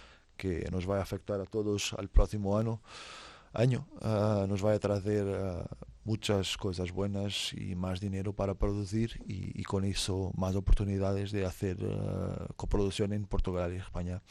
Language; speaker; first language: Spanish; non-native, fluent; Portuguese